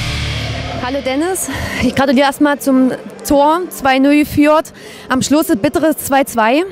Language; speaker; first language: German; native; German